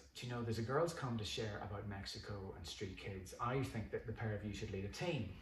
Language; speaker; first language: English; native; English